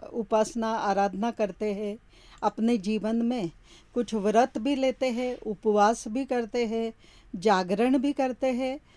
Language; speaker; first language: Hindi; non-native, local second language; Marathi